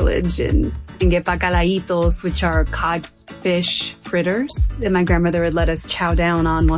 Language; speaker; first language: English; non-native, fluent; Spanish